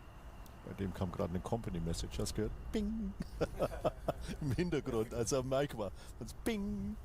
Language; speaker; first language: German; native; German